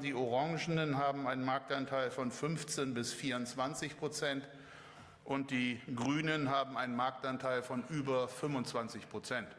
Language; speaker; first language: German; native; German